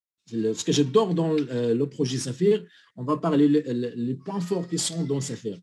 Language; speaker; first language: French; non-native, learner; Arabic